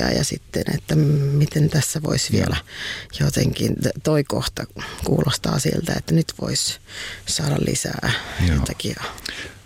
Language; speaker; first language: Finnish; native; Finnish